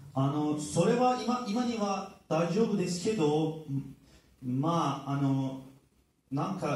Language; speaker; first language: Japanese; non-native, learner; Turkish